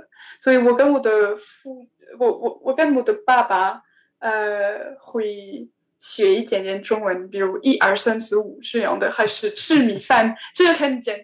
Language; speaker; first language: Chinese; non-native, learner; French